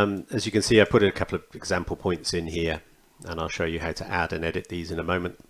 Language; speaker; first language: English; native; English